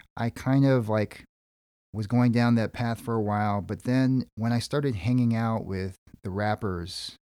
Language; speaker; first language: English; native; English